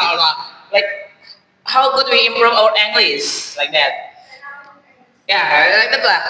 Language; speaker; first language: English; non-native, learner; Indonesian